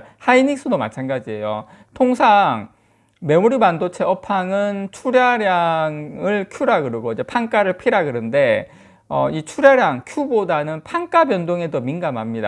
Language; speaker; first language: Korean; native; Korean